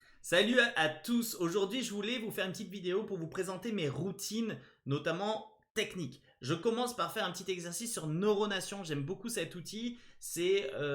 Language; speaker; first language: French; native; French